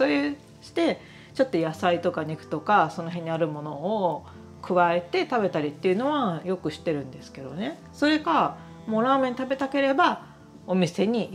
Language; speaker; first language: Japanese; native; Japanese